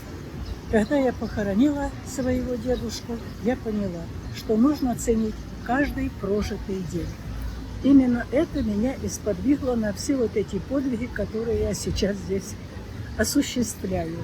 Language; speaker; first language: Russian; native; Russian